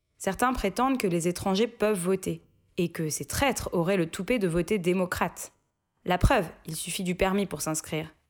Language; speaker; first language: French; native; French